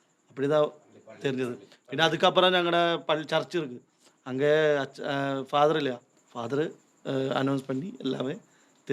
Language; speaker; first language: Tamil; non-native, learner; Malayalam